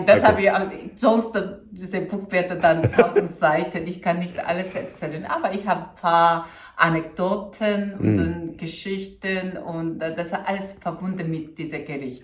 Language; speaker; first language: German; non-native, fluent; Korean